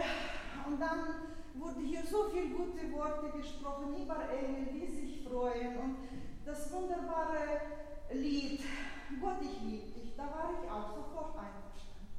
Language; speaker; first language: German; non-native, fluent; Russian